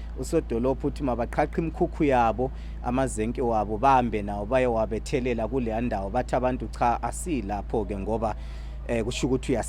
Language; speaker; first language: Zulu; non-native, local second language; Xhosa